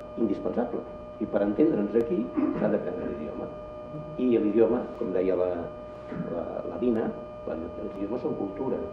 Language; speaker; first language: Catalan; non-native, local second language; Spanish